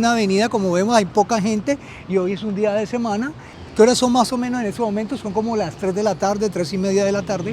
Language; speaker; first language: Spanish; native; Spanish